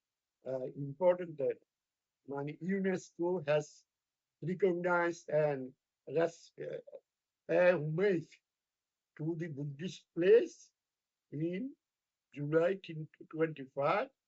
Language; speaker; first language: English; non-native, fluent; Bangla